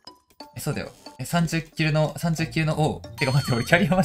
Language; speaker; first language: Japanese; native; Japanese